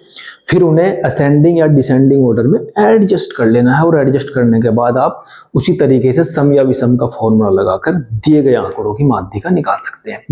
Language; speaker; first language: Hindi; native; Hindi